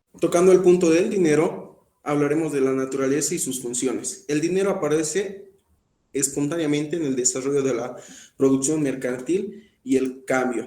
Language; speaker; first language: Spanish; native; Spanish